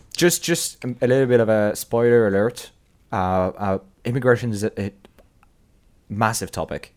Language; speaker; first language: English; non-native, fluent; French